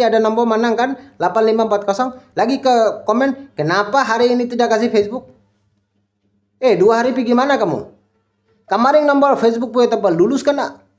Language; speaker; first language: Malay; non-native, local second language; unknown